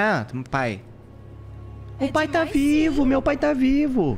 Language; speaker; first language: Portuguese; native; Portuguese